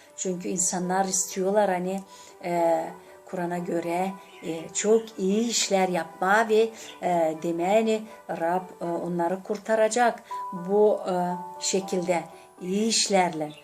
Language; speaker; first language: Turkish; non-native, learner; Gagauz